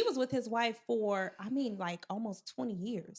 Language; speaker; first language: English; native; English